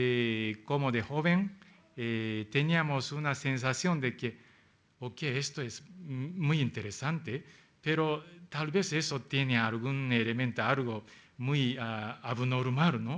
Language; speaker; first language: Spanish; non-native, fluent; Japanese